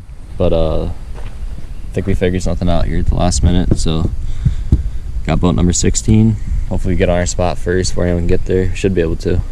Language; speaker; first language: English; native; English